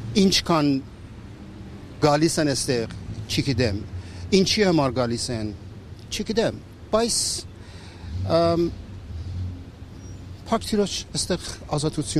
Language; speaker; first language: Armenian; non-native, fluent; Persian